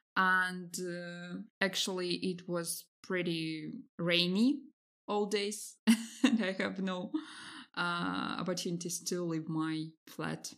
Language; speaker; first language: English; non-native, fluent; Russian